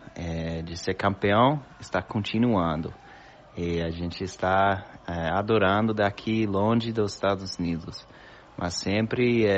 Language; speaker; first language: Portuguese; non-native, fluent; English